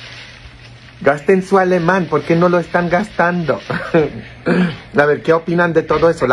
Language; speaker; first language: Spanish; non-native, fluent; Polish